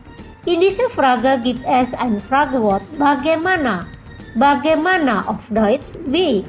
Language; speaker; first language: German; non-native, fluent; Indonesian